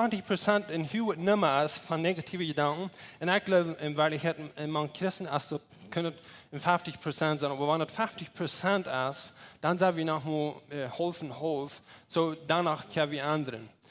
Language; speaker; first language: German; non-native, learner; Plautdietsch